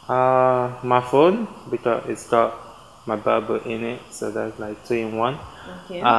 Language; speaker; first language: English; non-native, local second language; Igbo